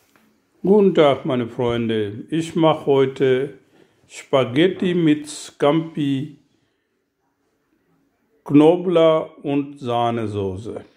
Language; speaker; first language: German; non-native, learner; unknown